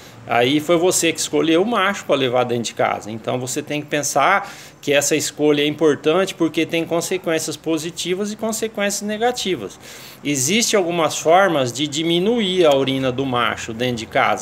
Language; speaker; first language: Portuguese; native; Portuguese